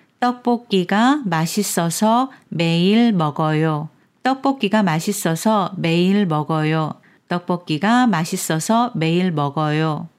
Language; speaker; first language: Korean; non-native, fluent; Chinese